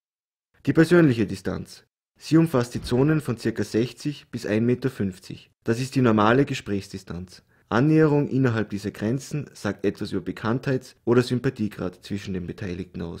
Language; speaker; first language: German; native; German